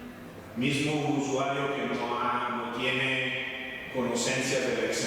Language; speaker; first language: Spanish; non-native, fluent; Italian